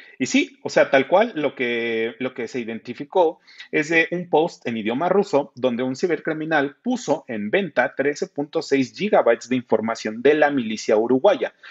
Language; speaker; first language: Spanish; native; Spanish